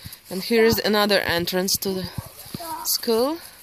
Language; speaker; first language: English; non-native, fluent; Ukrainian